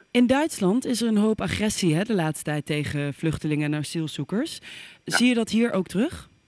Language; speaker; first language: Dutch; native; Dutch